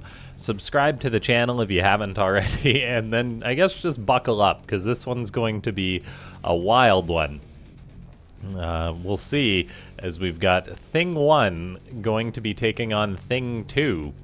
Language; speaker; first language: English; native; English